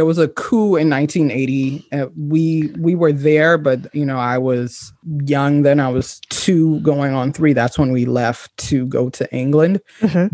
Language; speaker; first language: English; native; English